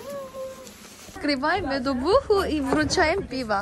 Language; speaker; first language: Russian; non-native, fluent; Korean